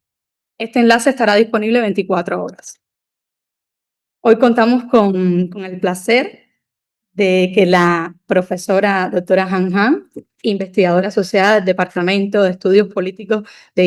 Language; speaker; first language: Spanish; native; Spanish